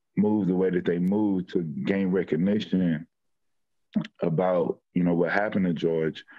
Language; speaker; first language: English; native; English